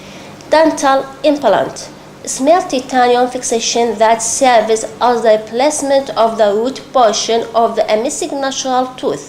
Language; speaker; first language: English; non-native, local second language; Arabic